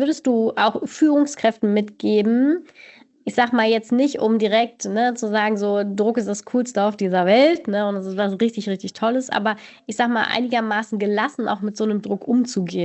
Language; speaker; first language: German; native; German